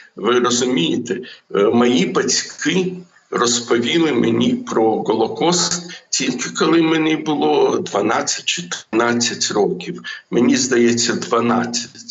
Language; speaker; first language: Ukrainian; non-native, local second language; Russian